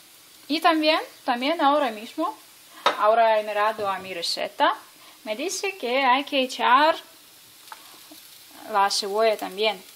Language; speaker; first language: Spanish; non-native, fluent; Ukrainian